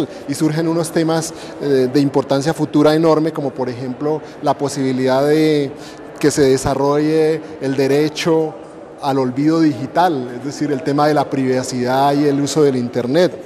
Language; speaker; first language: Spanish; native; Spanish